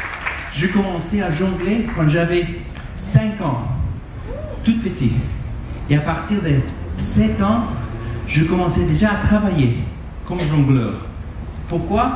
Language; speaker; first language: French; non-native, fluent; Spanish